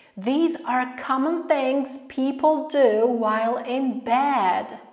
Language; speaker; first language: English; non-native, fluent; Polish